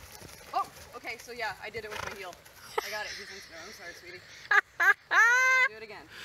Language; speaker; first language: English; native; English